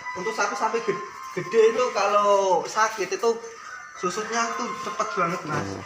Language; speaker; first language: Malay; non-native, local second language; Javanese